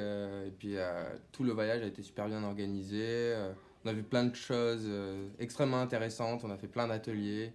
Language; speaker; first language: French; native; French